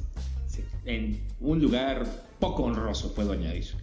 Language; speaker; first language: Spanish; native; Spanish